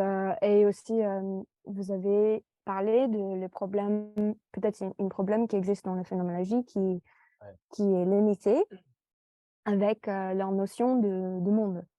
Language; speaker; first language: French; non-native, fluent; English